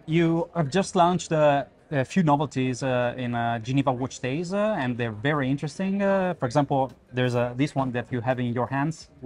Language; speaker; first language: English; non-native, fluent; Italian